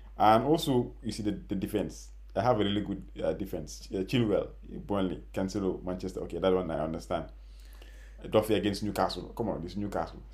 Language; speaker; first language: English; non-native, local second language; Wolof